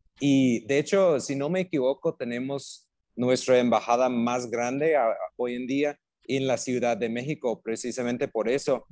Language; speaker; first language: Spanish; non-native, fluent; English